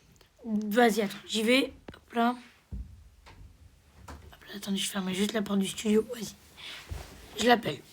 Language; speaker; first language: French; native; French